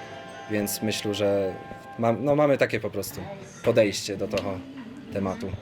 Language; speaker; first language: Polish; non-native, local second language; Rusyn